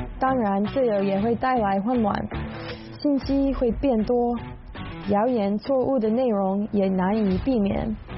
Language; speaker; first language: Chinese; non-native, fluent; English